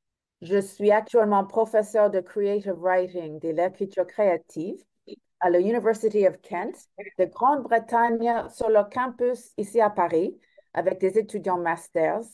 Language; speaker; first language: French; non-native, fluent; English